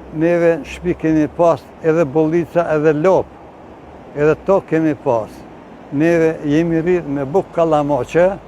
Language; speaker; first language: Albanian; native; Albanian